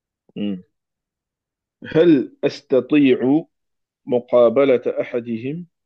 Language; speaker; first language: Arabic; non-native, learner; French